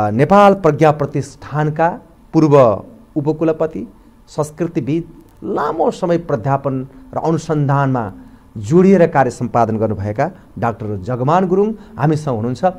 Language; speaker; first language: Nepali; native; Nepali